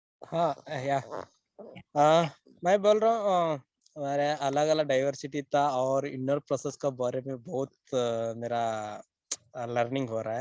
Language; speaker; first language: Hindi; non-native, local second language; Kannada